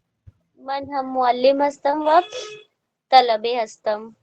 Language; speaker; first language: Persian; non-native, learner; Urdu